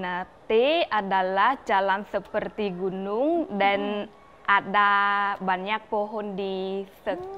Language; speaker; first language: Indonesian; non-native, learner; Khmer